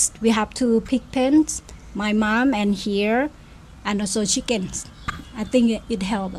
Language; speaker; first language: English; non-native, fluent; Thai